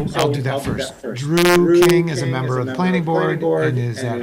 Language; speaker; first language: English; native; English